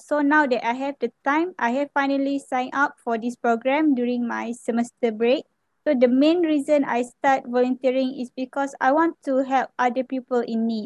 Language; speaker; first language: English; non-native, local second language; Malay